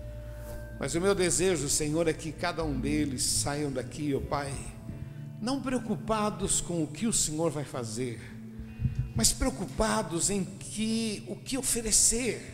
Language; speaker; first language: Portuguese; native; Portuguese